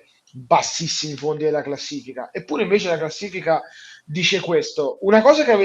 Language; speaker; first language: Italian; native; Italian